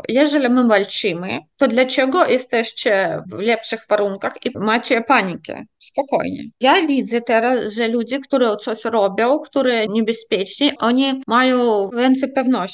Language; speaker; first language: Polish; non-native, fluent; Ukrainian